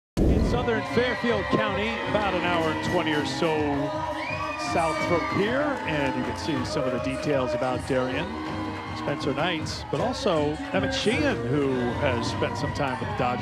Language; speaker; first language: English; native; English